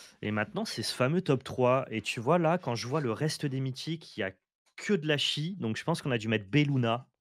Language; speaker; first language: French; native; French